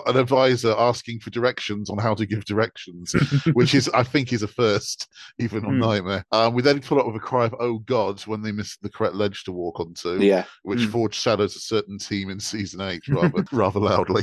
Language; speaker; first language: English; native; English